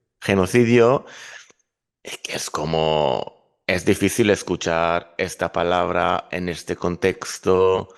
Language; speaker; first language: Spanish; non-native, fluent; Hebrew